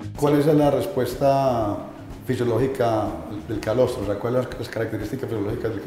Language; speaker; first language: Spanish; native; Spanish